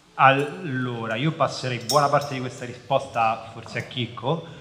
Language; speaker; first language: Italian; native; Italian